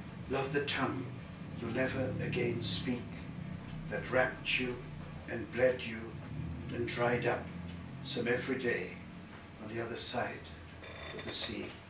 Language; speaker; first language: English; non-native, local second language; Tamil